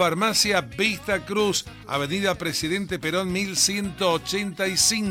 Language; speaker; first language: Spanish; native; Spanish